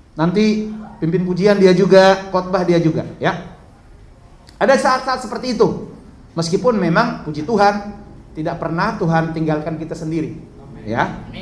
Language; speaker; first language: Indonesian; native; Indonesian